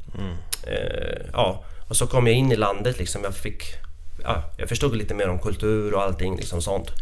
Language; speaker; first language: Swedish; non-native, fluent; Latvian